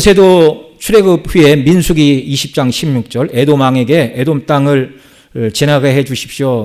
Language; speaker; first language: Korean; native; Korean